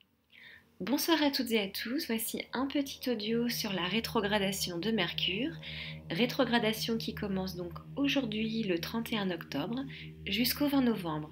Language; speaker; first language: French; native; French